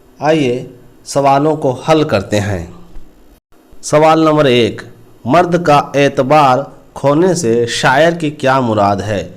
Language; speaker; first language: Urdu; native; Urdu